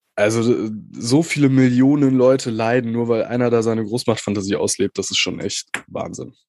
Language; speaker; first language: German; native; German